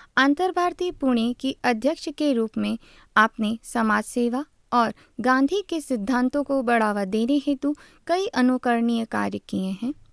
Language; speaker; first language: Hindi; native; Hindi